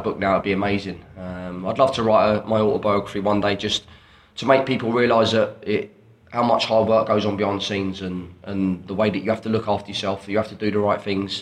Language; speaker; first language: English; native; English